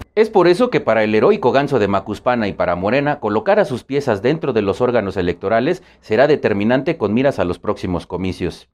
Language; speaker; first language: Spanish; native; Spanish